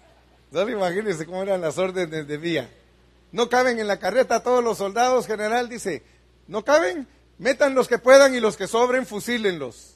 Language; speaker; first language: Spanish; native; Spanish